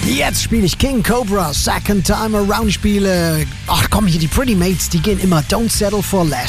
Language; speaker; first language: German; native; German